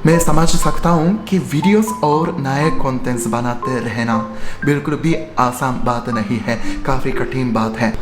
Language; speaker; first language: Hindi; non-native, fluent; Japanese